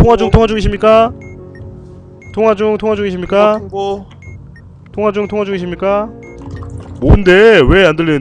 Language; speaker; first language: Korean; native; Korean